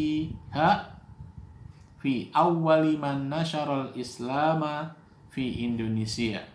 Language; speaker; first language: Arabic; non-native, fluent; Indonesian